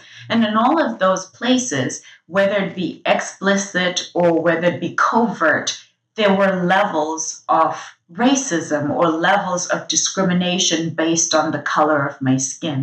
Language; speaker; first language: English; non-native, local second language; Shona